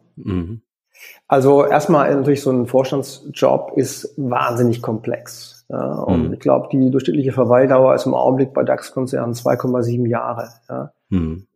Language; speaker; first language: German; native; German